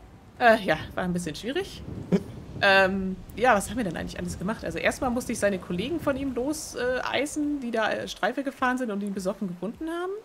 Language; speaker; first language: German; native; German